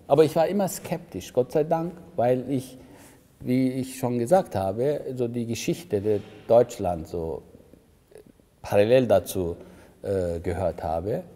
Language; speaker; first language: German; early bilingual, other home language; Turkish